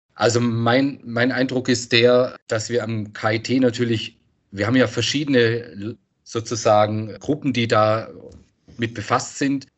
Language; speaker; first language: German; native; German